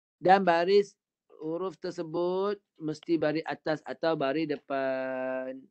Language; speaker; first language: Malay; native; Malay